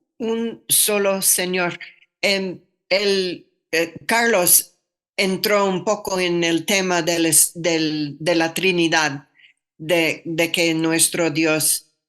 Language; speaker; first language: Spanish; non-native, fluent; English